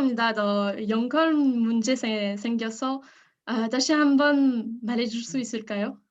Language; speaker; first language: Korean; non-native, learner; French